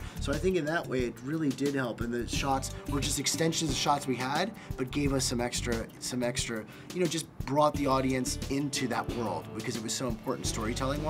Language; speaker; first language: English; native; English